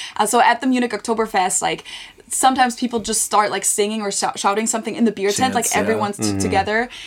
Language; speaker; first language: English; non-native, fluent; German